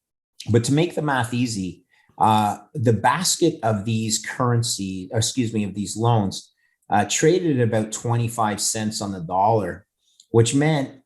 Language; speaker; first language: English; native; English